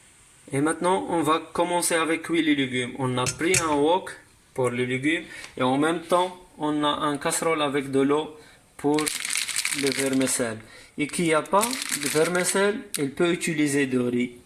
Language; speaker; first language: French; non-native, learner; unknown